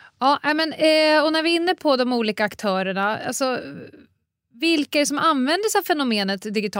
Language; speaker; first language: Swedish; native; Swedish